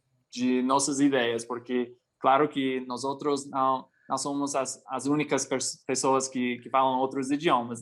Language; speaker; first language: Portuguese; non-native, fluent; English